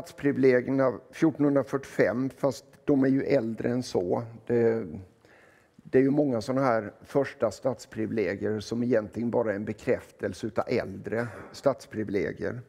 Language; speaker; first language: Swedish; native; Swedish